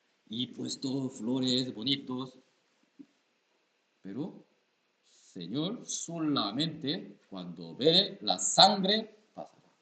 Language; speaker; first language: Spanish; non-native, learner; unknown